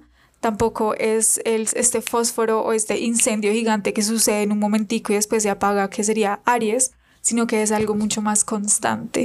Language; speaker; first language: Spanish; native; Spanish